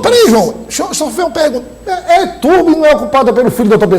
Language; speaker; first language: Portuguese; native; Portuguese